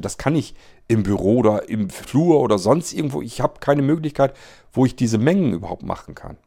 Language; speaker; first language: German; native; German